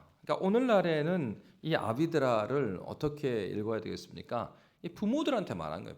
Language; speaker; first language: Korean; native; Korean